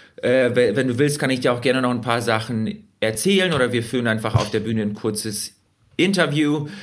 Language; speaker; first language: German; early bilingual, other home language; Russian